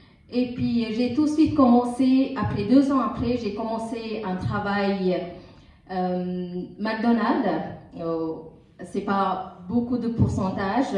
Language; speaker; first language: French; non-native, learner; Tamil